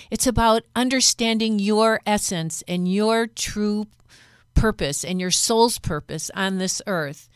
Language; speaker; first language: English; native; English